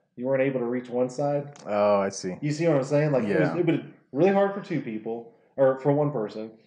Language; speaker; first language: English; native; English